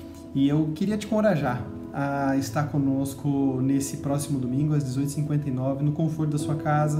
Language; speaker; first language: Portuguese; native; Portuguese